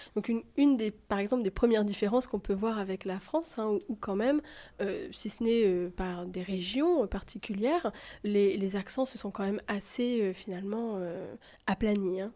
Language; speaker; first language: French; native; French